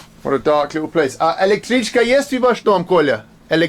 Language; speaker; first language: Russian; non-native, learner; English